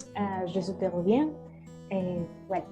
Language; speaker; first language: French; non-native, learner; Spanish